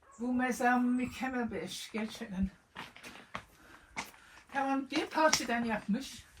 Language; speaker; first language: Turkish; non-native, learner; English